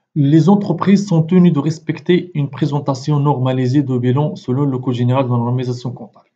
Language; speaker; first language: French; non-native, local second language; Arabic